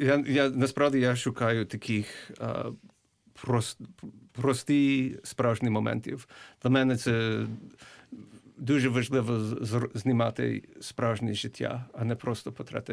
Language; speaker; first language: Ukrainian; early bilingual, heritage; English